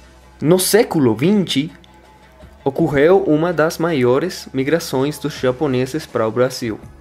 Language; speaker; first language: Portuguese; non-native, learner; Spanish